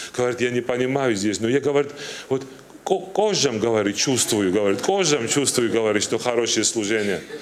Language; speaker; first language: Russian; non-native, learner; Turkish